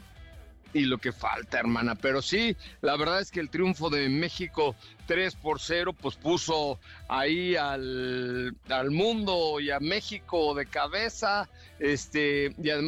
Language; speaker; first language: Spanish; native; Spanish